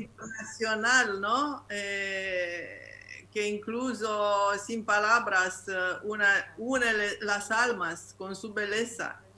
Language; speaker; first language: Spanish; non-native, learner; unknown